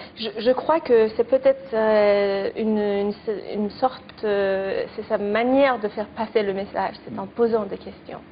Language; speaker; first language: French; non-native, fluent; Persian